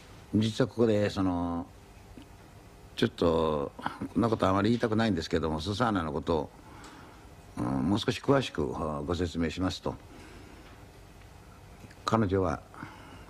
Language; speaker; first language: Japanese; native; Japanese